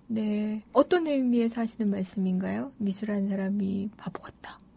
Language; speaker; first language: Korean; native; Korean